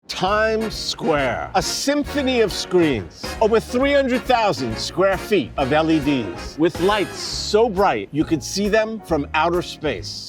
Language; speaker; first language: English; native; English